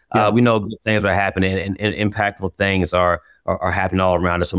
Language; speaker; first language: English; native; English